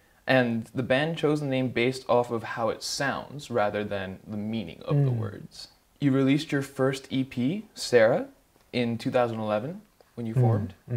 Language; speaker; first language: English; early bilingual, other home language; Japanese